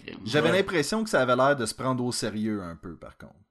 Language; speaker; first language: French; native; French